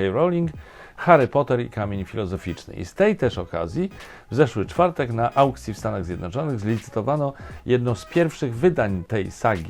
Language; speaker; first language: Polish; native; Polish